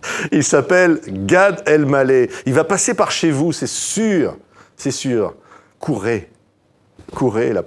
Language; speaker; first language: French; native; French